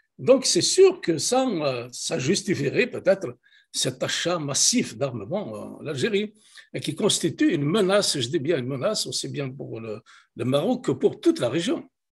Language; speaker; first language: French; non-native, local second language; Kabyle